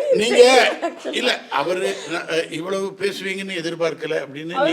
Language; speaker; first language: Tamil; native; Tamil